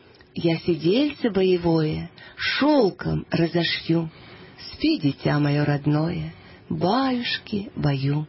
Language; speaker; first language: Russian; native; Russian